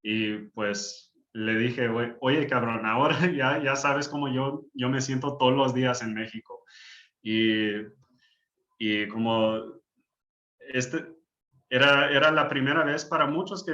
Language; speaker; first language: Spanish; early bilingual, heritage; English